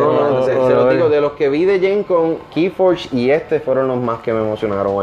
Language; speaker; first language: Spanish; native; Spanish